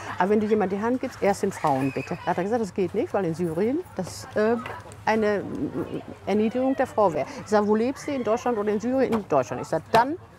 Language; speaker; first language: German; native; German